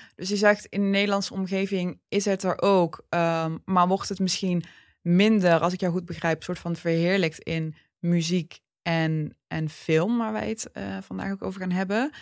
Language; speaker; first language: Dutch; early bilingual, other home language; Turkish